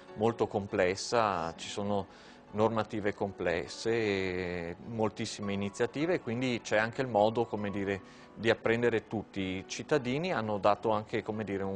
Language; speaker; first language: Italian; native; Italian